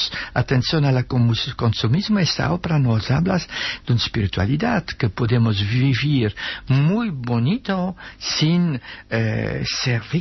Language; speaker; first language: Spanish; non-native, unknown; Dutch